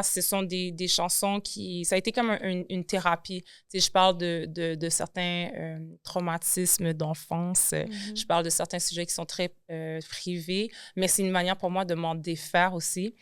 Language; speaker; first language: French; native; French